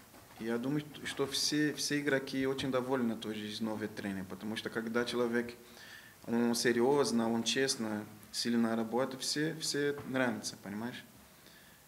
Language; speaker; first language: Russian; non-native, learner; Portuguese